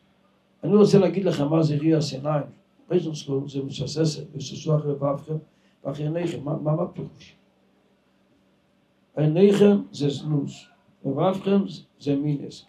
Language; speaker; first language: Hebrew; non-native, local second language; Yiddish